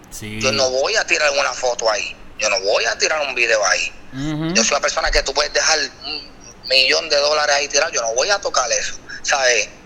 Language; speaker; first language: Spanish; native; Spanish